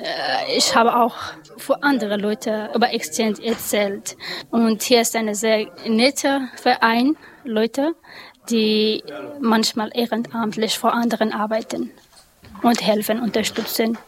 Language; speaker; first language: German; non-native, learner; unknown